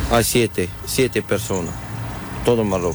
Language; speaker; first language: Spanish; non-native, learner; Arabic